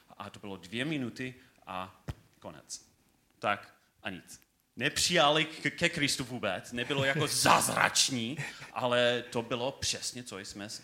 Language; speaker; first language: Czech; non-native, learner; English